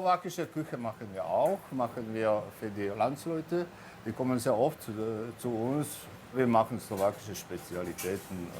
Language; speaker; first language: German; non-native, fluent; Slovak